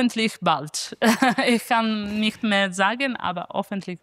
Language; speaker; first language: German; non-native, fluent; Italian